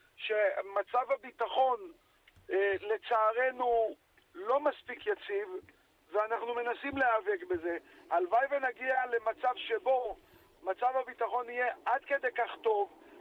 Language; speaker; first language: Hebrew; native; Hebrew